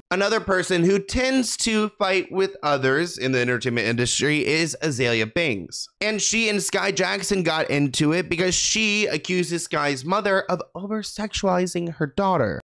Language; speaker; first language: English; native; English